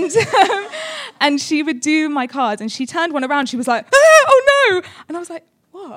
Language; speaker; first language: English; native; English